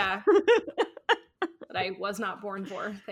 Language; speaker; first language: English; native; English